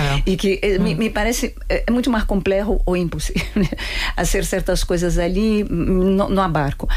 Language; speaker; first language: Spanish; non-native, fluent; Portuguese